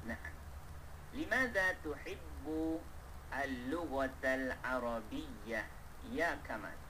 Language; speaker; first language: Arabic; non-native, fluent; Malay